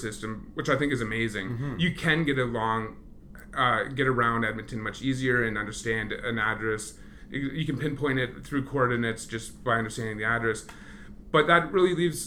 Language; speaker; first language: English; native; English